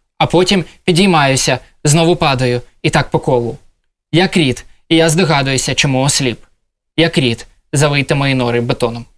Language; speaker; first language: Ukrainian; non-native, local second language; Russian